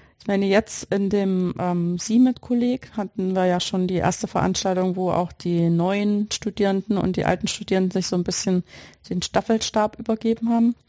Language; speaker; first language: German; native; German